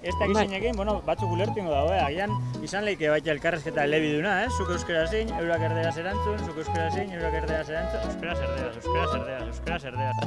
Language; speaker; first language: Basque; native; Basque